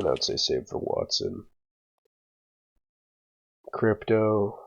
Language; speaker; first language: English; native; English